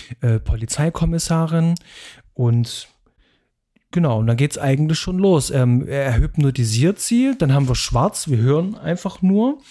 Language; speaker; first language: German; native; German